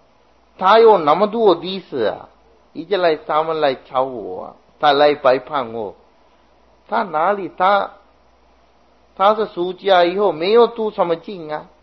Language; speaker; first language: Chinese; non-native, fluent; Sinhala